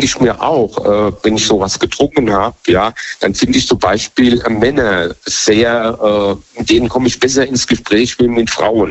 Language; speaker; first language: German; native; German